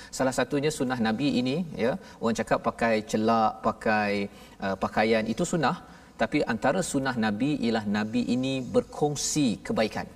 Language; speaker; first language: Malay; native; Malay